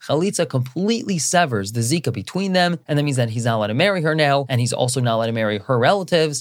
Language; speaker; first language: English; native; English